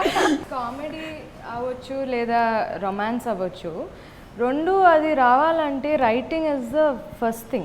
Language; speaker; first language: Telugu; non-native, local second language; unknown